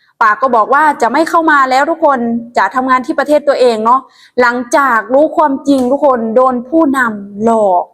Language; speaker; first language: Thai; non-native, local second language; Lao